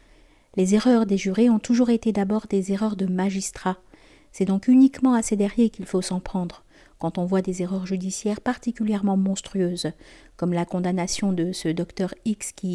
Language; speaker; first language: French; native; French